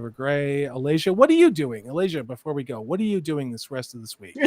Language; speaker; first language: English; native; English